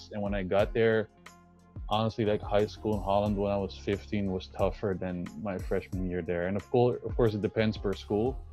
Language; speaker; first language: English; non-native, fluent; Dutch